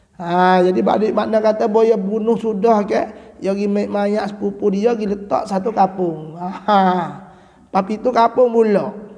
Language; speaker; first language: Malay; native; Malay